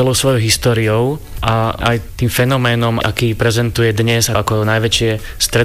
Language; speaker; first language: Slovak; native; Slovak